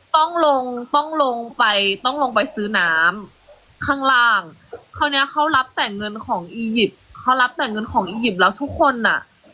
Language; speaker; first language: Thai; native; Thai